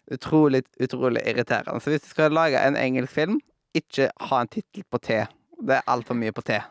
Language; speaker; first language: Norwegian; native; Norwegian